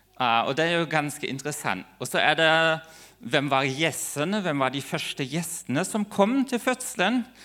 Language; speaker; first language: Norwegian; non-native, fluent; German